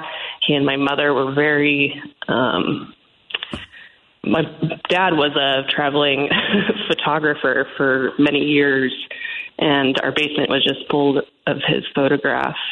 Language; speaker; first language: English; native; English